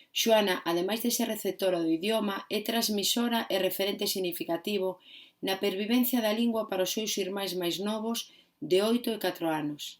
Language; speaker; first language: Galician; non-native, local second language; Spanish